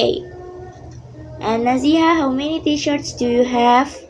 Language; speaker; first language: English; non-native, learner; Indonesian